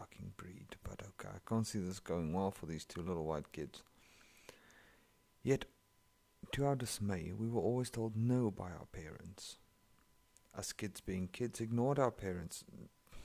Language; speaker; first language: English; non-native, local second language; Afrikaans